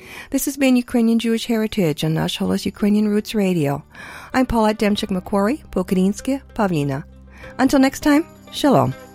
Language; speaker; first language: English; early bilingual, other home language; Ukrainian